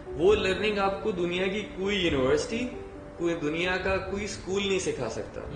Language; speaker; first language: Urdu; native; Urdu